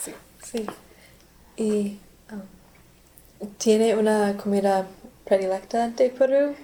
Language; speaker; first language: Spanish; non-native, learner; English